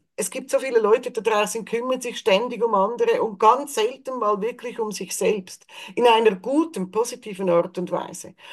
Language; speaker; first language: German; native; German